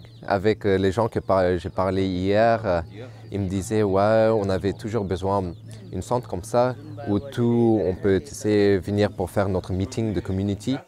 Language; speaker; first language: French; non-native, local second language; Nepali